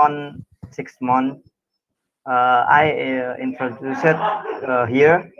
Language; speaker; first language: English; non-native, learner; Indonesian